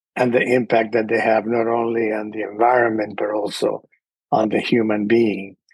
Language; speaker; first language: English; early bilingual, other home language; Spanish